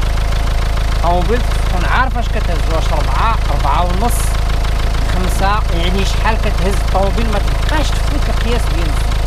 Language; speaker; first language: Arabic; native; Arabic